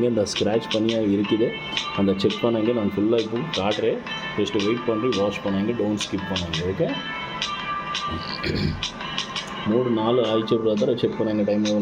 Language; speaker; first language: Tamil; non-native, local second language; Kannada